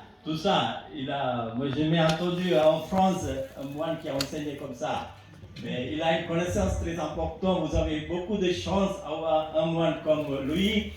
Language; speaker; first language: French; non-native, fluent; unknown